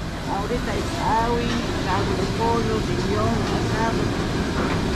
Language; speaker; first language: Spanish; native; Spanish